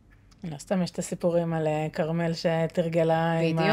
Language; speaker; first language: Hebrew; native; Hebrew